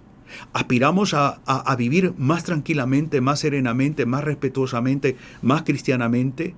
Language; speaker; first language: Spanish; native; Spanish